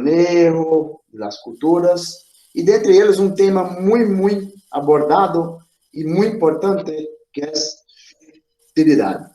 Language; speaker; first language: Spanish; non-native, fluent; Portuguese